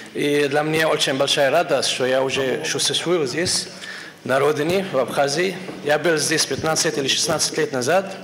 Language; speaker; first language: Russian; non-native, fluent; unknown